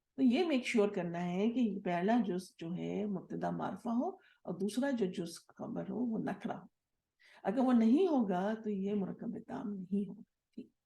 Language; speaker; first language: Urdu; native; Urdu